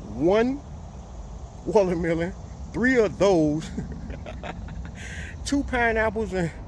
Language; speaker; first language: English; native; English